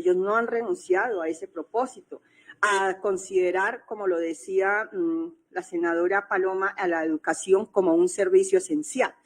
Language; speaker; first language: Spanish; native; Spanish